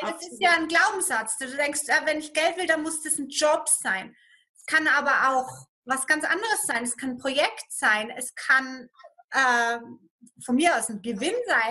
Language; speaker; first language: German; native; German